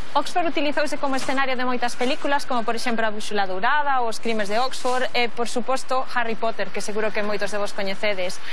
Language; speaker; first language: Galician; native; Galician